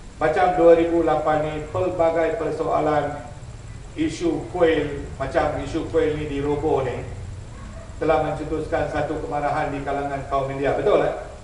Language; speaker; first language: Malay; non-native, local second language; Tamil